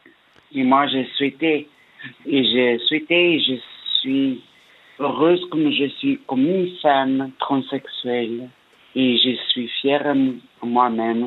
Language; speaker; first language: French; non-native, learner; Portuguese